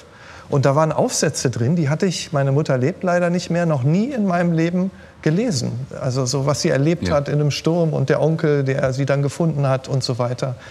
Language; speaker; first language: German; native; German